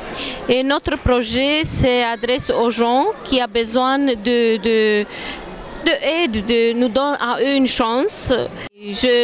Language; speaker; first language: French; non-native, fluent; Romanian